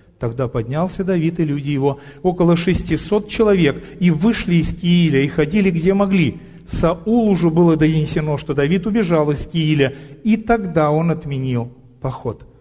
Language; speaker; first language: Russian; native; Russian